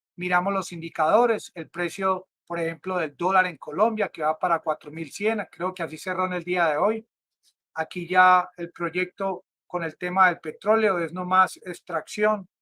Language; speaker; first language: Spanish; native; Spanish